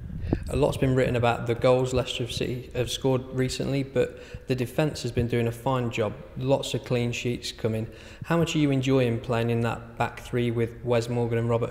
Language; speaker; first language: English; native; English